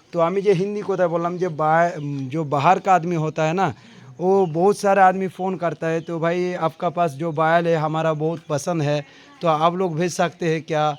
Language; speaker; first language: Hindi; non-native, local second language; Bangla